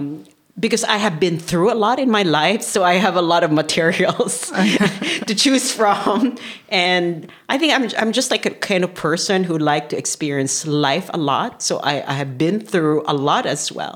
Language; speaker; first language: English; non-native, local second language; Filipino